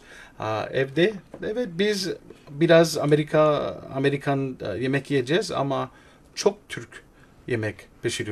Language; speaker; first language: Turkish; non-native, learner; English